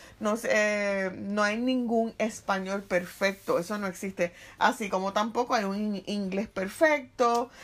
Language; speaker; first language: Spanish; native; Spanish